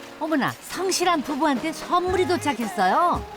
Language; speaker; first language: Korean; native; Korean